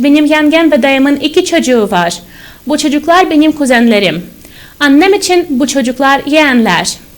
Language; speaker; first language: Turkish; non-native, fluent; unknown